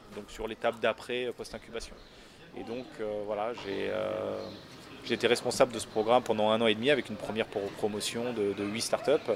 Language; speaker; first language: French; native; French